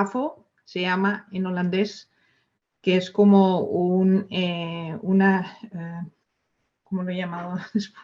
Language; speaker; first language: Spanish; non-native, fluent; Dutch